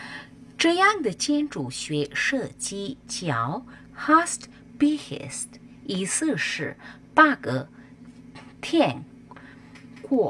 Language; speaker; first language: Chinese; non-native, learner; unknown